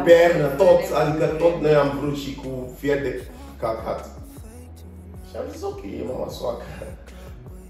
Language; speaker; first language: Romanian; non-native, learner; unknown